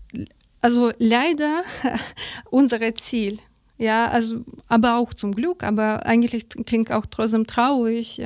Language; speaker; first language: German; non-native, learner; Ukrainian